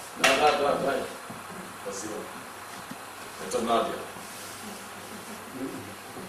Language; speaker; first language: Russian; non-native, learner; English